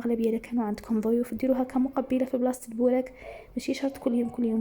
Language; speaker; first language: Arabic; native; Arabic